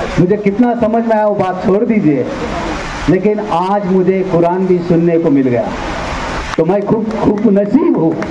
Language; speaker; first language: Hindi; non-native, local second language; Marathi